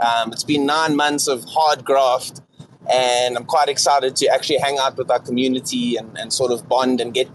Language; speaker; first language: English; native; English